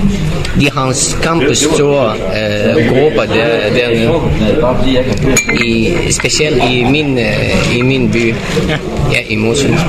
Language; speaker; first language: Danish; non-native, learner; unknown